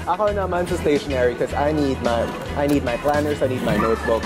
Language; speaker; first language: English; non-native, local second language; Filipino